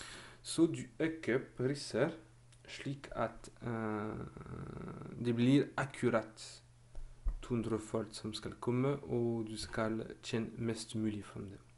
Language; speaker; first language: Norwegian; non-native, fluent; French